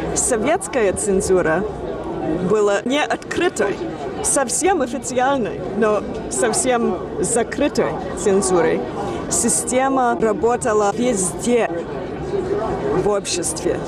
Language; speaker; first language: Russian; non-native, fluent; English